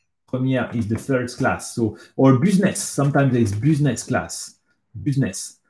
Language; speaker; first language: English; non-native, fluent; French